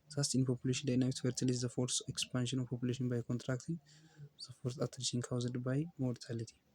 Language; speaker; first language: English; non-native, local second language; Amharic